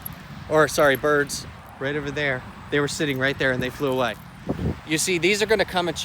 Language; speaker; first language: English; native; English